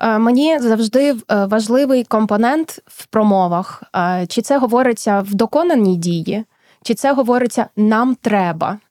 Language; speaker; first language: Ukrainian; early bilingual, heritage; Ukrainian